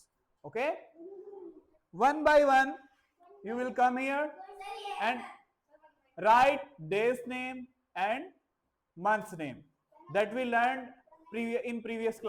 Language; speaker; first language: English; non-native, local second language; Hindi